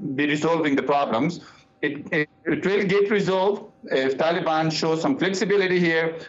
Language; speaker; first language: English; non-native, fluent; Persian